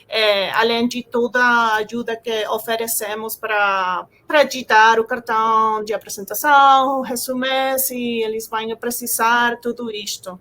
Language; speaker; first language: Portuguese; non-native, fluent; Spanish